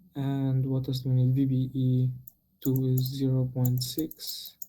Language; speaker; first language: English; non-native, fluent; Romanian